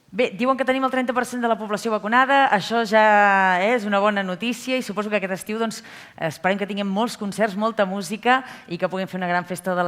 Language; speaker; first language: Catalan; native; Catalan